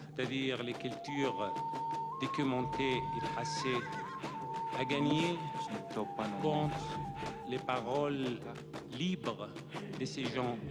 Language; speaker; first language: French; non-native, fluent; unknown